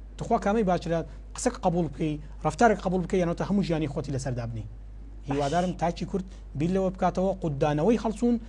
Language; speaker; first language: Central Kurdish; native; Central Kurdish